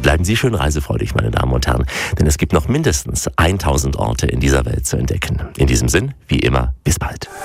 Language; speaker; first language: German; native; German